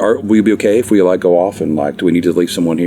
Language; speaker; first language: English; native; English